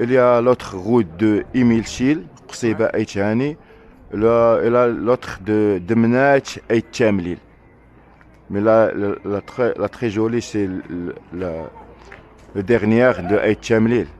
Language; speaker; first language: French; non-native, learner; Arabic